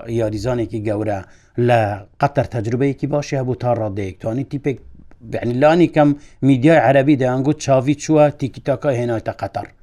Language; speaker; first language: Central Kurdish; non-native, local second language; Kurdish